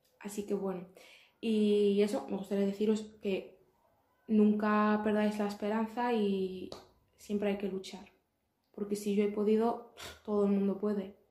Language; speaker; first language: Spanish; early bilingual, other home language; Arabic